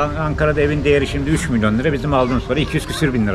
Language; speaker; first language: Turkish; native; Turkish